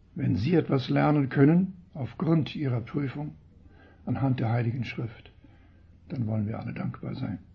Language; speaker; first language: German; early bilingual, heritage; German